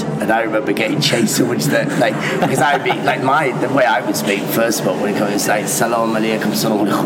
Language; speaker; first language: English; non-native, local second language; Persian